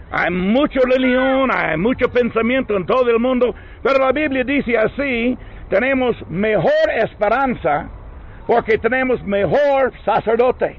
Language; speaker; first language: Spanish; non-native, learner; English